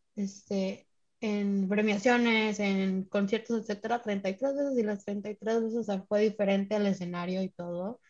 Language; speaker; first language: Spanish; native; Spanish